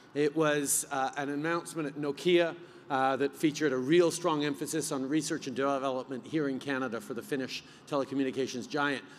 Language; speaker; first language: English; early bilingual, other home language; French